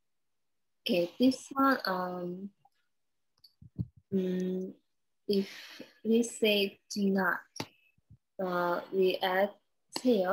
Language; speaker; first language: English; non-native, learner; Korean